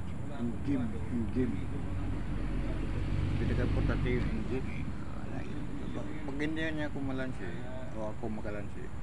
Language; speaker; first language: Filipino; non-native, local second language; Surigaonon